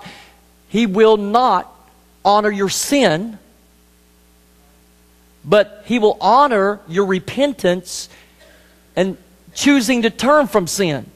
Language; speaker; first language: English; native; English